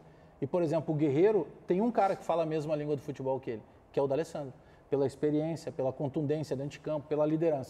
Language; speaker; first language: Portuguese; native; Portuguese